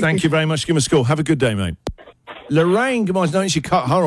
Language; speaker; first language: English; native; English